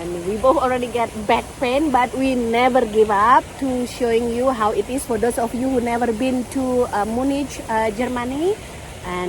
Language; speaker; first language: English; non-native, fluent; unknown